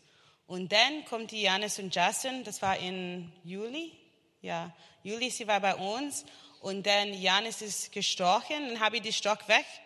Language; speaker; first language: German; non-native, learner; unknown